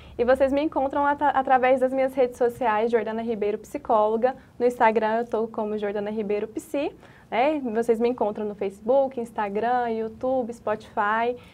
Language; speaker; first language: Portuguese; native; Portuguese